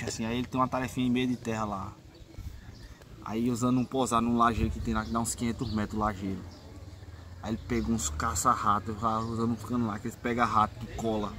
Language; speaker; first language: Portuguese; native; Portuguese